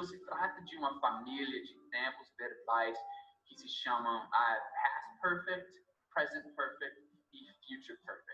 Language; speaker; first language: Portuguese; non-native, fluent; English